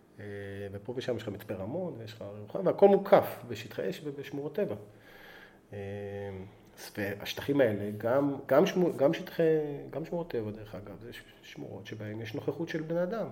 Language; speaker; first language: Hebrew; native; Hebrew